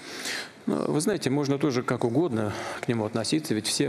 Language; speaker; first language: Russian; native; Russian